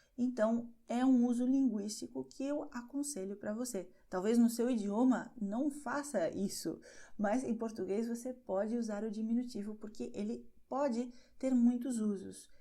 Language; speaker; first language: Portuguese; non-native, fluent; Spanish